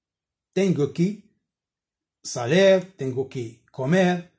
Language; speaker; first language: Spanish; non-native, learner; Arabic